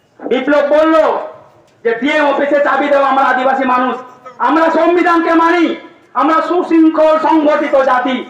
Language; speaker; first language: Bangla; non-native, local second language; Santali